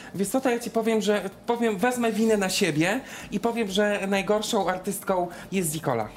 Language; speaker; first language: Polish; native; Polish